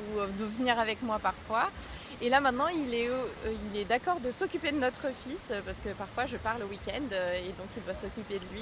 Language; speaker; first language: French; native; French